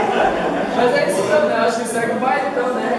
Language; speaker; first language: Portuguese; native; Portuguese